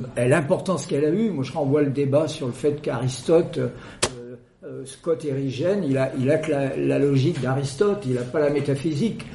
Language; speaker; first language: French; native; French